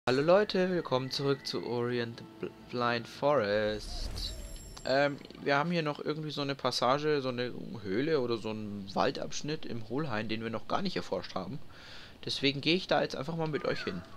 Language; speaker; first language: German; native; German